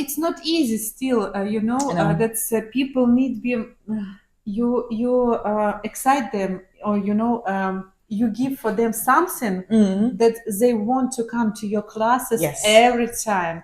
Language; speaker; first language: English; non-native, learner; Ukrainian